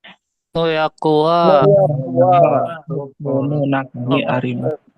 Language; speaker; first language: Japanese; non-native, learner; Indonesian